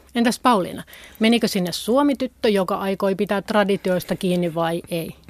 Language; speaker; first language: Finnish; native; Finnish